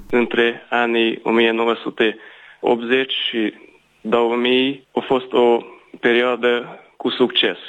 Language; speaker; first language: Romanian; non-native, local second language; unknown